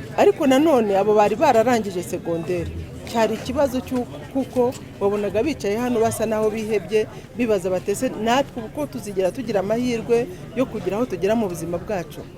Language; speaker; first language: Kinyarwanda; native; Kinyarwanda